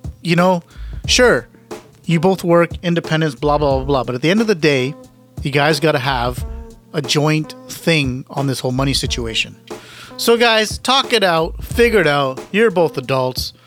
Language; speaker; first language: English; early bilingual, other home language; Punjabi